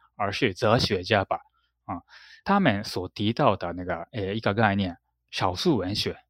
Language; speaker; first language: Chinese; non-native, fluent; Japanese